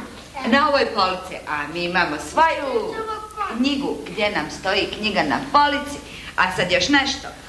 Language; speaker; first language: Serbian; native; Serbian